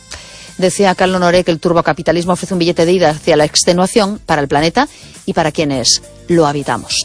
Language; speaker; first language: Spanish; native; Spanish